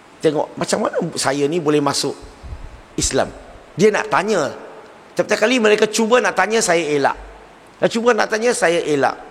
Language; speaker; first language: Malay; non-native, local second language; Chinese